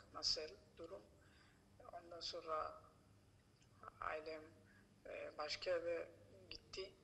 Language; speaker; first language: Turkish; non-native, learner; Rohingya